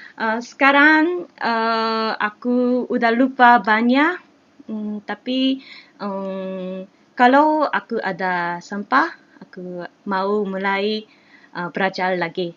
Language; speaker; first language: Indonesian; non-native, learner; Japanese